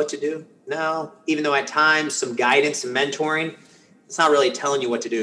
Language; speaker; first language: English; early bilingual, other home language; Spanish